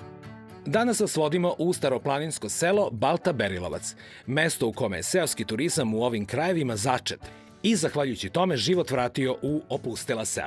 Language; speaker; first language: Serbian; native; Serbian